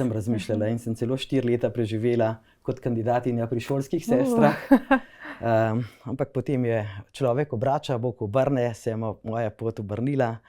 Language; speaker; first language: Slovenian; native; Slovenian